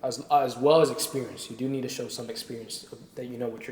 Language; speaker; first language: English; native; English